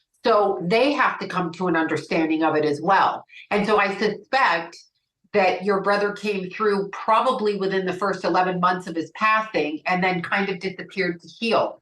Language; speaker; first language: English; native; English